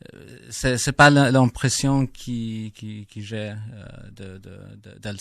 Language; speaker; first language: French; non-native, learner; English